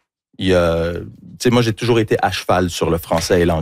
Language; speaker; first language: French; early bilingual, other home language; English